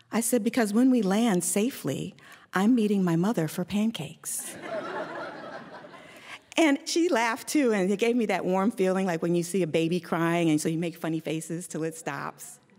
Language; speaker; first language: English; native; English